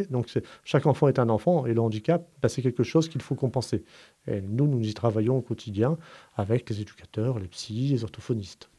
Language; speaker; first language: French; native; French